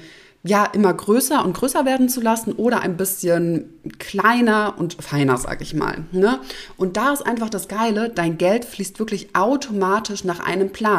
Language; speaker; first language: German; native; German